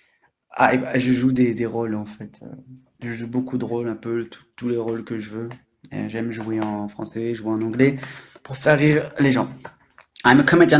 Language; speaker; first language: French; native; French